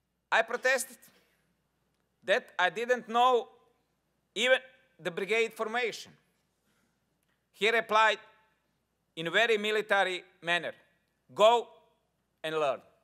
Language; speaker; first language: English; non-native, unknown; Croatian